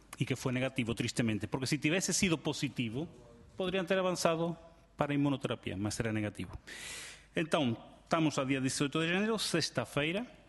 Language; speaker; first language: Portuguese; non-native, fluent; Spanish